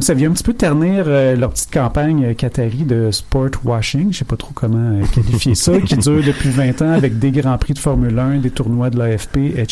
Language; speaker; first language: French; native; French